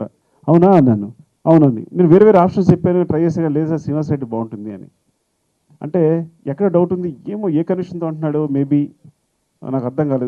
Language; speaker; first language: Telugu; native; Telugu